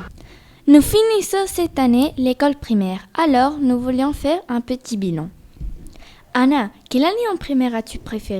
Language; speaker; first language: French; non-native, fluent; Spanish